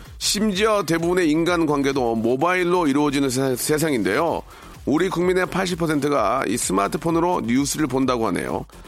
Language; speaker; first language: Korean; native; Korean